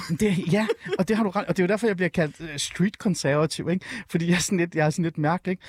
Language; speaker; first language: Danish; early bilingual, other home language; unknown